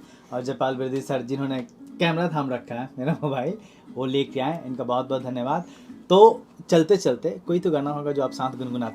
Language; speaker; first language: Hindi; native; Hindi